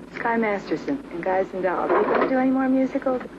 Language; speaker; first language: English; native; English